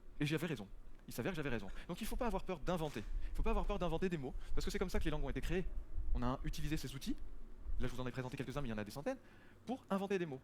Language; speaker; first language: French; native; French